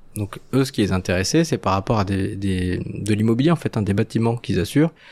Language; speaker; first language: French; non-native, local second language; Arabic